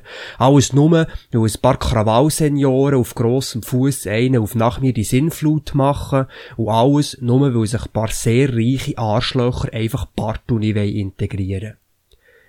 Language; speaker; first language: German; native; German